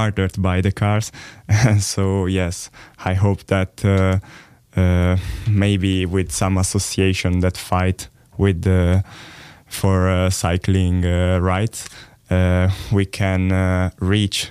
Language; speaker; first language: English; non-native, learner; Italian